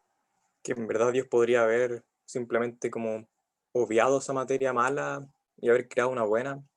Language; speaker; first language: Spanish; native; Spanish